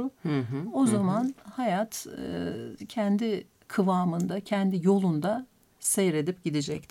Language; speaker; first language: Turkish; native; Turkish